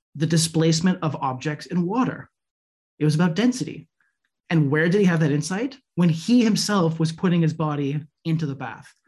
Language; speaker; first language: English; native; English